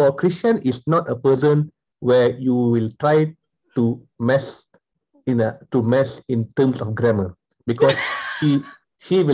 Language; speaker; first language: English; non-native, local second language; Tamil